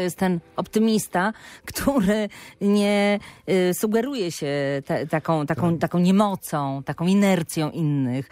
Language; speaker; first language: Polish; native; Polish